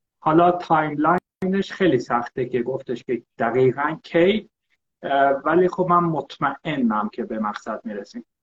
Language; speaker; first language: Persian; early bilingual, heritage; Persian